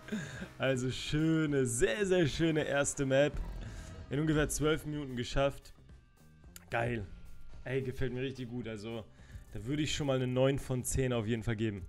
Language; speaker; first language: German; native; German